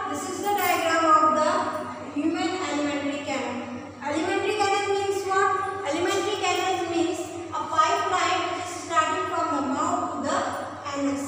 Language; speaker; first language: English; non-native, local second language; Hindi